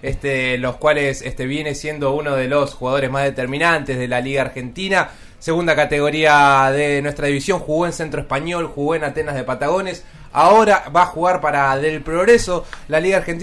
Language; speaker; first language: Spanish; native; Spanish